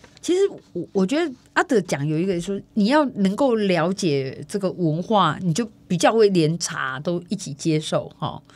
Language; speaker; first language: Chinese; native; Chinese